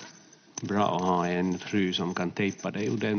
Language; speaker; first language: Swedish; non-native, fluent; Finnish